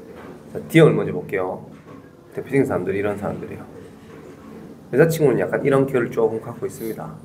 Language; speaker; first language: Korean; native; Korean